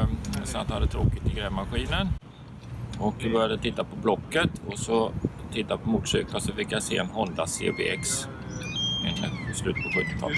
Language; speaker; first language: Swedish; native; Swedish